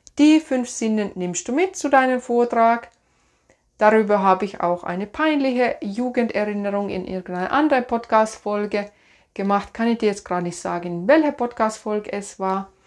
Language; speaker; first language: German; non-native, fluent; Finnish